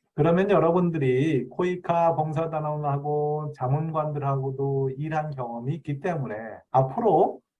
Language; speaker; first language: Korean; native; Korean